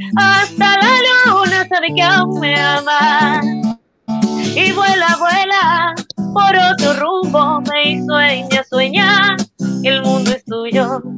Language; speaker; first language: Spanish; native; Spanish